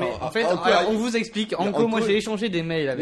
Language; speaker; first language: French; native; French